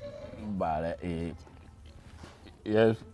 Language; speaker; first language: Spanish; non-native, learner; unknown